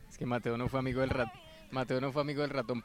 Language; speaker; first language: Spanish; native; Spanish